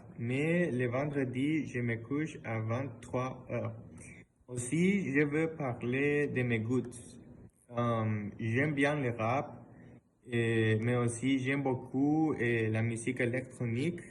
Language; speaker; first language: French; non-native, learner; Spanish